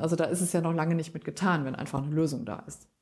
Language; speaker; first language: German; native; German